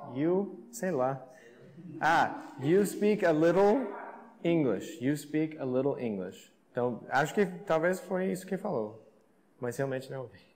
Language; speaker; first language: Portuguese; non-native, fluent; English